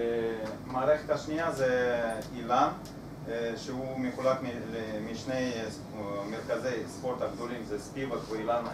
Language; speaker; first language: Hebrew; non-native, fluent; Russian